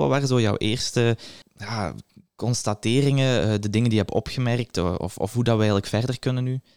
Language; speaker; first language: Dutch; native; Dutch